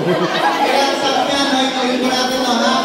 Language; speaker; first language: Filipino; native; Filipino